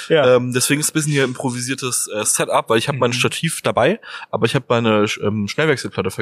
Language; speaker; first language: German; native; German